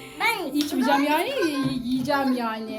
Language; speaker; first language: Turkish; native; Turkish